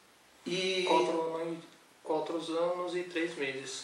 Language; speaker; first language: Portuguese; non-native, learner; Urdu